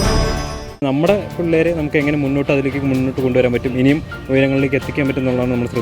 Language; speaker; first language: Malayalam; native; Malayalam